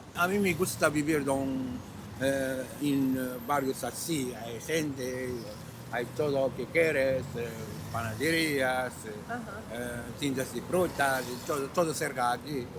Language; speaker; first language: Spanish; non-native, learner; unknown